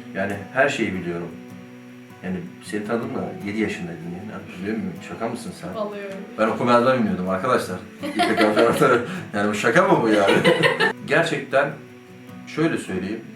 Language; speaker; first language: Turkish; native; Turkish